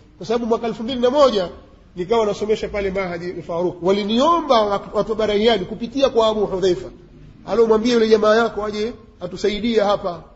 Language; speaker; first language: Swahili; native; Swahili